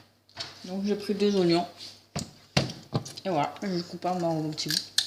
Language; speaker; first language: French; native; French